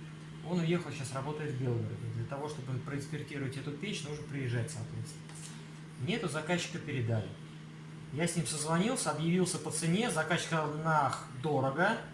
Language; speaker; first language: Russian; native; Russian